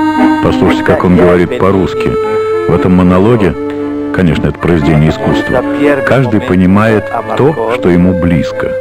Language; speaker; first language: Russian; native; Russian